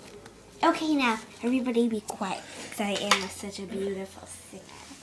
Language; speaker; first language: English; native; English